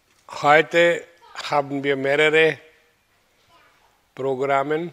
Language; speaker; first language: German; non-native, learner; Hindi